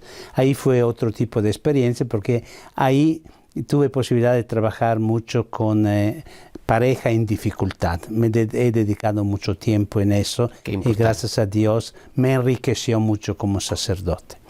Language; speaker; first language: Spanish; non-native, fluent; Italian